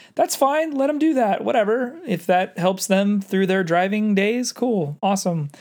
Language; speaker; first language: English; native; English